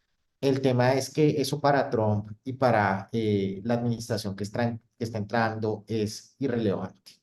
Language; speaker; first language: Spanish; native; Spanish